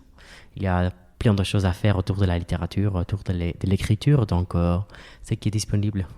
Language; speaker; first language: French; non-native, fluent; Spanish